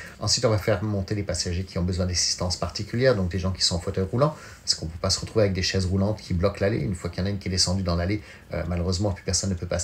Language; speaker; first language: French; native; French